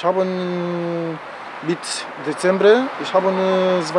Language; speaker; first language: German; non-native, learner; Romanian